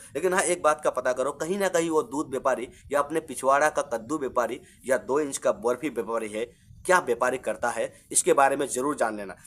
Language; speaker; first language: Hindi; non-native, local second language; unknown